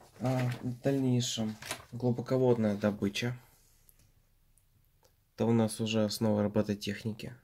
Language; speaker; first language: Russian; native; Russian